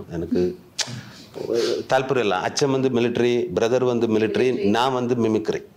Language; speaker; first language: Tamil; non-native, learner; Malayalam